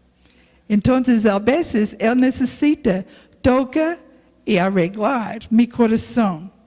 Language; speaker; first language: Spanish; non-native, learner; English